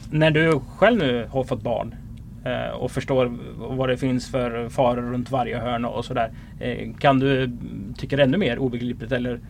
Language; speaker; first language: Swedish; native; Swedish